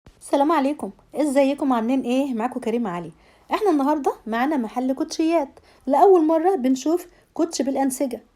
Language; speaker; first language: Arabic; native; Arabic